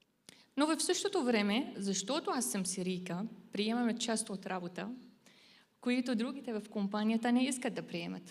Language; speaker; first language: Bulgarian; non-native, fluent; Arabic